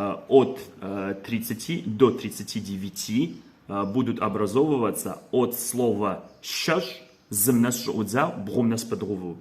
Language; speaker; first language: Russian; non-native, local second language; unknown